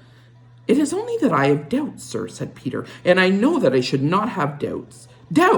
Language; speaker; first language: English; native; English